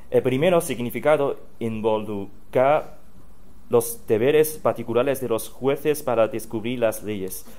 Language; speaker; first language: Spanish; non-native, fluent; Chinese